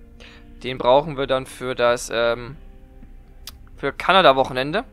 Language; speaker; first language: German; native; German